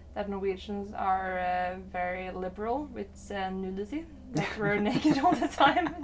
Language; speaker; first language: English; non-native, fluent; Norwegian